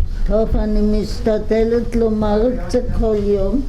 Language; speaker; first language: Hebrew; non-native, fluent; German